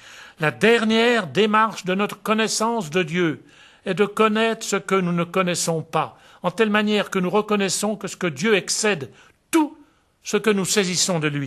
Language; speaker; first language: French; native; French